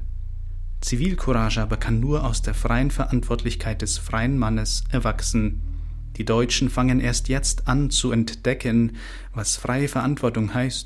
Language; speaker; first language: German; native; German